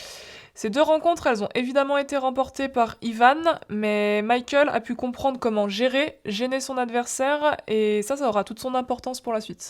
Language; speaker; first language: French; native; French